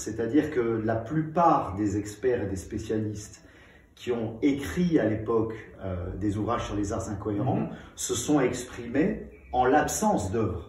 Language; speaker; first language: French; native; French